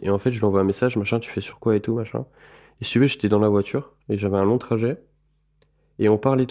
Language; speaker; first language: French; native; French